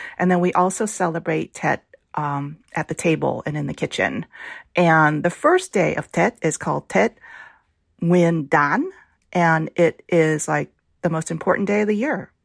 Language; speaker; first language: English; early bilingual, other home language; Vietnamese